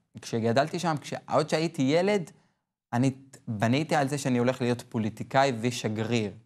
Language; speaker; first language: Hebrew; non-native, local second language; Arabic